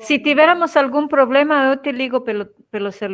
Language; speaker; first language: Portuguese; non-native, fluent; Spanish